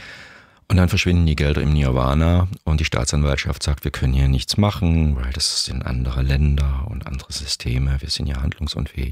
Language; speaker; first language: German; native; German